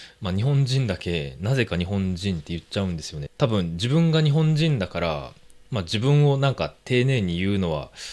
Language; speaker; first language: Japanese; native; Japanese